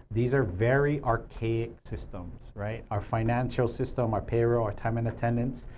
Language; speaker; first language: English; native; English